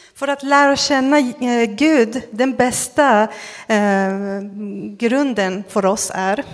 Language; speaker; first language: Swedish; non-native, fluent; Persian